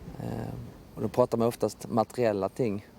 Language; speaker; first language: Swedish; native; Swedish